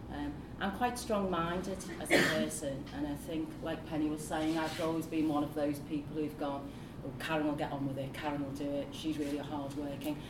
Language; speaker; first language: English; native; English